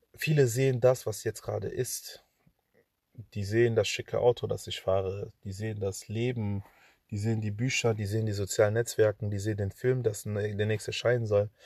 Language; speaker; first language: German; early bilingual, other home language; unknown